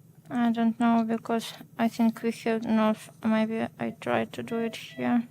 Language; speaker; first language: English; non-native, learner; Ukrainian